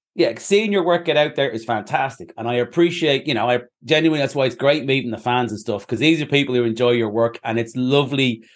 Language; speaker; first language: English; native; English